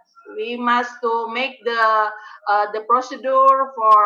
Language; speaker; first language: English; non-native, learner; Indonesian